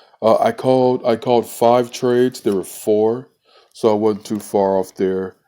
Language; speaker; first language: English; native; English